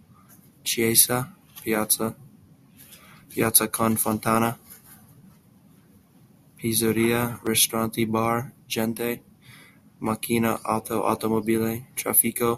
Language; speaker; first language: Italian; non-native, learner; English